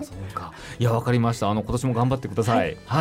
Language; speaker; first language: Japanese; native; Japanese